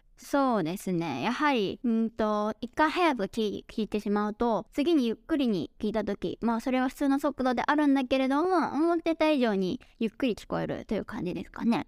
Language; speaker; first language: Japanese; native; Japanese